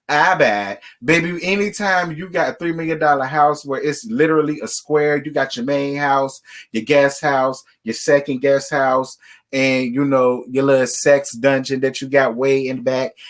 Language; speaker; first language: English; native; English